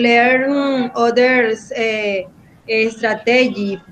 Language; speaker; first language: English; non-native, learner; Spanish